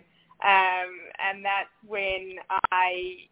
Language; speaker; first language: English; native; English